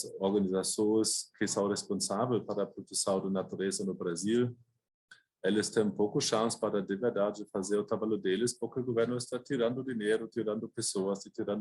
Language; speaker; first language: Portuguese; non-native, fluent; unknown